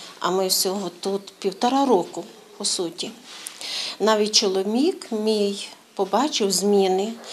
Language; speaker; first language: Ukrainian; native; Ukrainian